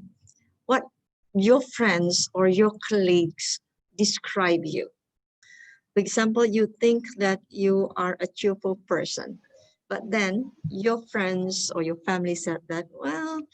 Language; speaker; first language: English; non-native, fluent; Indonesian